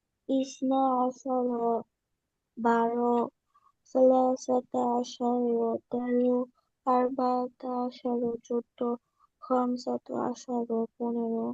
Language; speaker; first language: Arabic; non-native, learner; Bangla